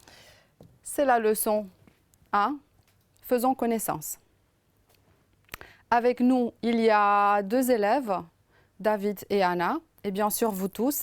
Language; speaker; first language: French; non-native, fluent; Romanian